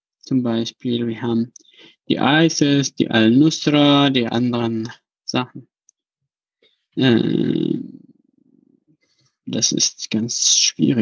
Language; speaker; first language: German; non-native, learner; Arabic